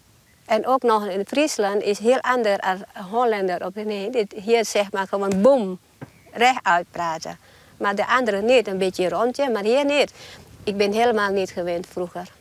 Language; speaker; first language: Dutch; non-native, learner; Thai